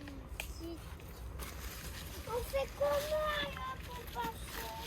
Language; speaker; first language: French; early bilingual, other home language; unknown